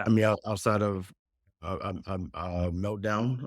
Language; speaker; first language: English; native; English